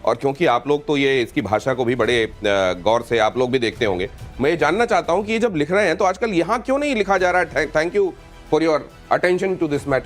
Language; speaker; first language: Hindi; native; Hindi